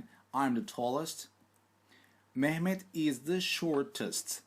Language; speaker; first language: English; non-native, fluent; Turkish